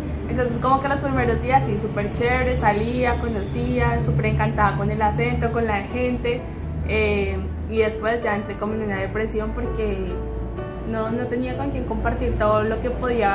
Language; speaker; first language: Spanish; native; Spanish